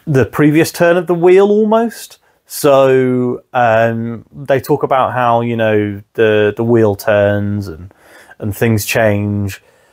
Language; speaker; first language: English; native; English